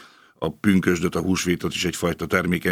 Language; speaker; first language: Hungarian; native; Hungarian